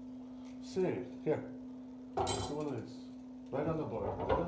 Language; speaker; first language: English; native; English